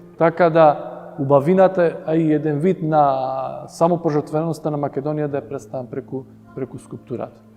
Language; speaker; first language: Macedonian; early bilingual, heritage; Macedonian